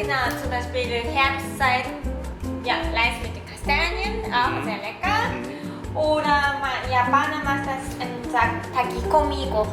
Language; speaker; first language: German; non-native, learner; Japanese